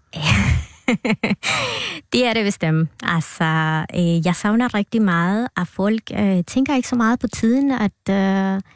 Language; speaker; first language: Danish; non-native, fluent; Spanish